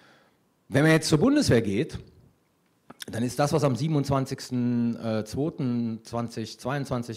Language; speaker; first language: German; native; German